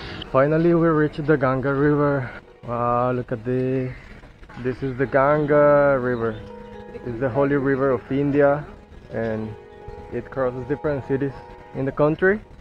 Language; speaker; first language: English; non-native, fluent; Spanish